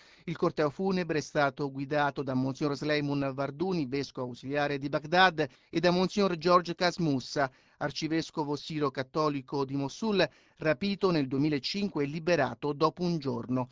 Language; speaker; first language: Italian; native; Italian